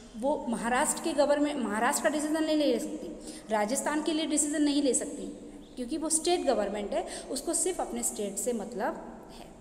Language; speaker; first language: Hindi; non-native, local second language; Gujarati